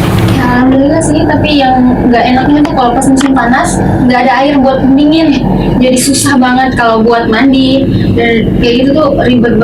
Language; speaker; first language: Indonesian; native; Indonesian